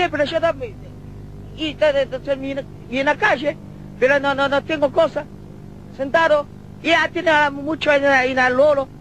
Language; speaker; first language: Spanish; non-native, learner; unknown